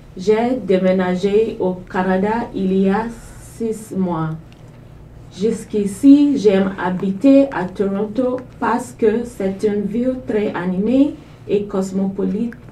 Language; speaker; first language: French; non-native, learner; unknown